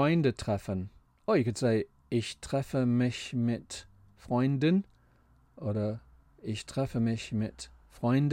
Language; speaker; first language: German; non-native, fluent; English